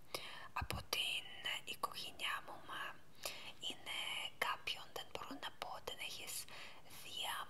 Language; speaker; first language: Greek; non-native, learner; Ukrainian